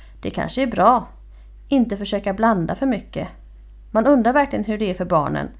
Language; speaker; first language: Swedish; native; Swedish